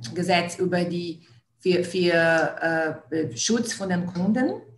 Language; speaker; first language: German; non-native, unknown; Portuguese